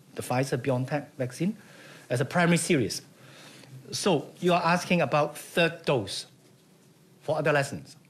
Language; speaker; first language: English; non-native, local second language; Chinese